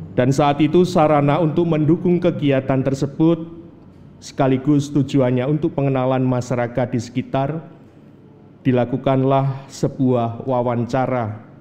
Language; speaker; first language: Indonesian; native; Indonesian